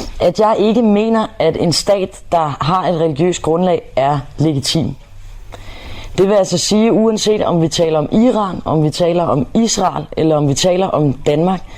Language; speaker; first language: Danish; native; Danish